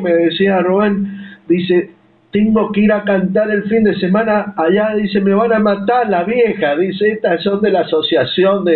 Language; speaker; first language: Spanish; native; Spanish